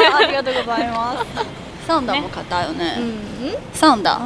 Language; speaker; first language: Japanese; non-native, learner; Chinese